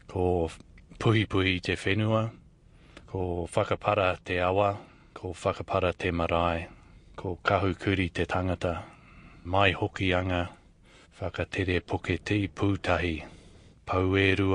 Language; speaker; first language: English; native; English